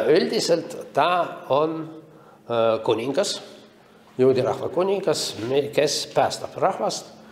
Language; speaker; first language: Estonian; non-native, local second language; Russian